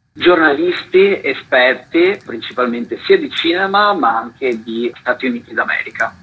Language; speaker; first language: Italian; native; Italian